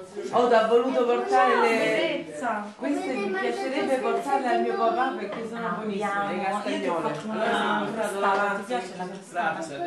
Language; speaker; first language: Italian; native; Italian